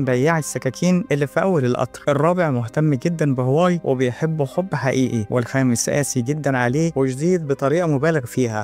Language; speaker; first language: Arabic; native; Arabic